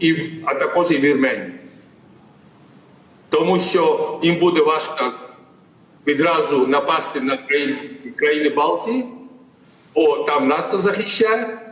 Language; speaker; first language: Ukrainian; non-native, fluent; Georgian